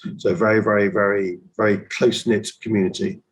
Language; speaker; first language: English; native; English